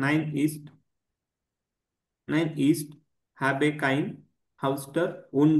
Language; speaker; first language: German; non-native, learner; Marathi